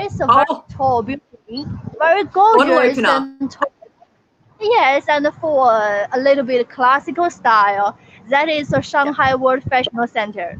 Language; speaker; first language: English; non-native, fluent; Chinese